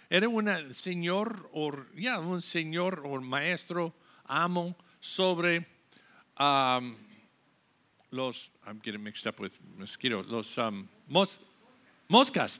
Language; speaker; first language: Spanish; non-native, learner; English